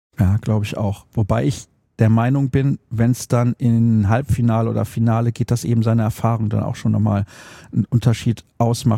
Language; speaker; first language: German; native; German